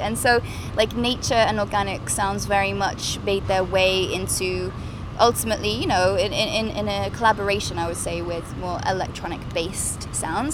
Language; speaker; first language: English; native; English